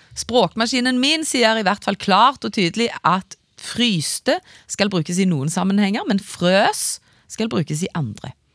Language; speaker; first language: Norwegian; native; Norwegian